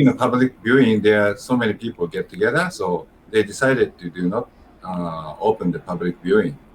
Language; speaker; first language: English; non-native, learner; Japanese